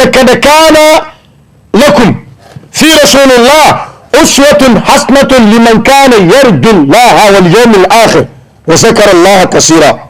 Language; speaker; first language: Arabic; non-native, fluent; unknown